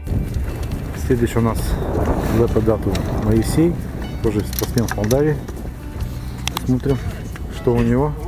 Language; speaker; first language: Russian; native; Russian